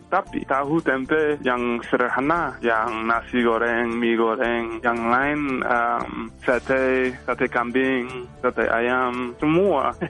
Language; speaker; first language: Indonesian; non-native, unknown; English